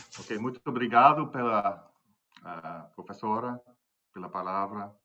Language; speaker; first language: Portuguese; non-native, fluent; Dutch